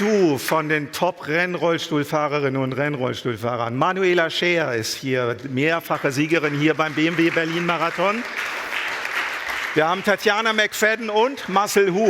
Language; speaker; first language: German; native; German